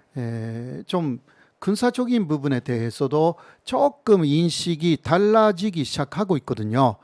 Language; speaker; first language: Korean; non-native, fluent; Japanese